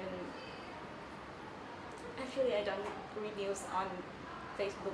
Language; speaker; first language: English; non-native, learner; Thai